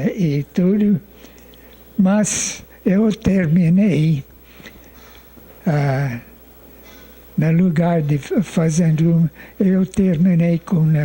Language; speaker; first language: Portuguese; non-native, fluent; English